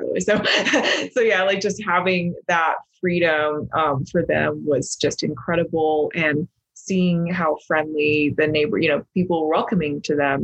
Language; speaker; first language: English; native; English